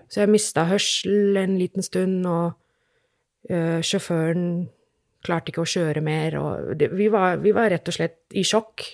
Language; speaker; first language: Norwegian; non-native, fluent; English